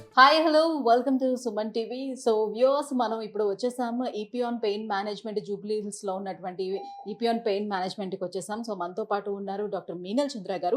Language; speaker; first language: Telugu; native; Telugu